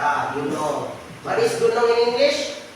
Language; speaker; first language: English; non-native, learner; Indonesian